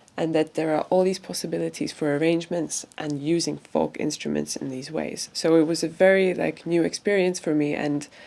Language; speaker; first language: English; non-native, fluent; Latvian